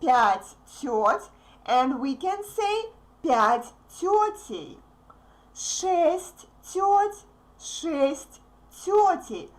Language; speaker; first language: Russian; native; Russian